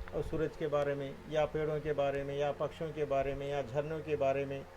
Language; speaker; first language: Hindi; non-native, local second language; Telugu